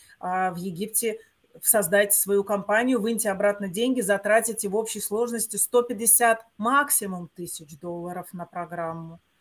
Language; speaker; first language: Russian; native; Russian